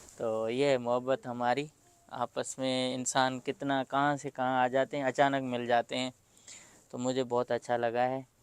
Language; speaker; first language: Urdu; non-native, local second language; Sindhi